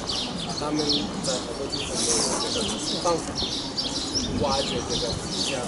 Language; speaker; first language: Chinese; non-native, fluent; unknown